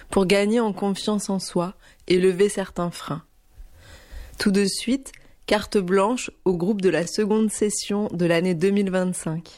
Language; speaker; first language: French; native; French